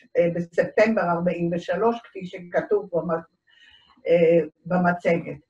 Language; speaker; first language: Hebrew; early bilingual, other home language; Dutch